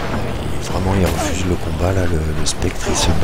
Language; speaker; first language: French; native; French